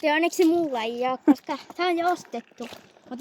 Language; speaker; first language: Finnish; early bilingual, other home language; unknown